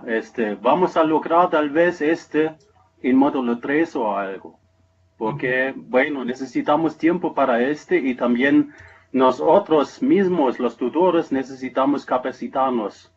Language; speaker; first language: Spanish; non-native, fluent; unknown